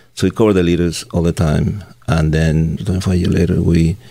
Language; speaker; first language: English; non-native, fluent; Spanish